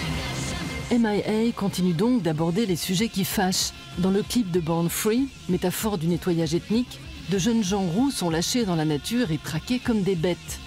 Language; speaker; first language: French; native; French